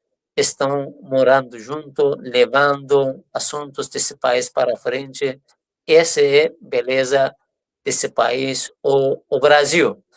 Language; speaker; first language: Portuguese; non-native, fluent; Persian